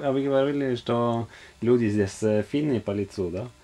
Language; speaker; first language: Russian; non-native, fluent; Norwegian